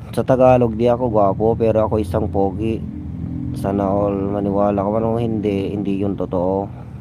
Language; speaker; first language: Filipino; non-native, local second language; Iloko